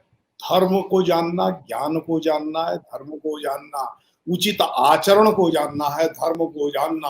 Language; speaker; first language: Hindi; native; Hindi